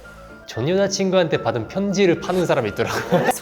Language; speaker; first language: Korean; non-native, fluent; Japanese